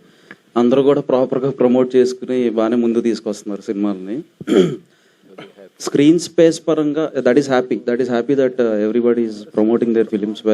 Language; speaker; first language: Telugu; native; Telugu